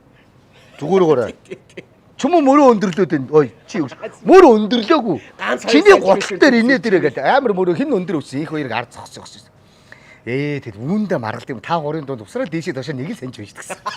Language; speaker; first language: Mongolian; native; Mongolian